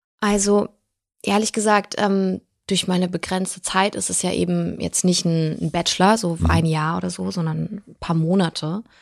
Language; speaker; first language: German; early bilingual, other home language; Russian